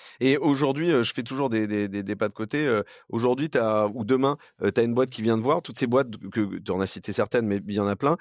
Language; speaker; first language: French; native; French